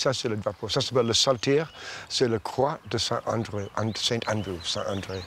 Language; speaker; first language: French; non-native, fluent; English